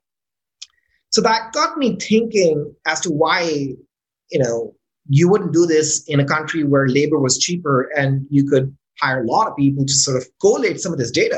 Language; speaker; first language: English; non-native, local second language; Urdu